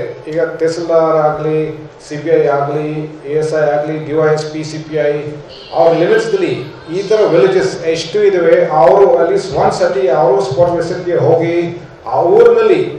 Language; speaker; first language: Kannada; non-native, fluent; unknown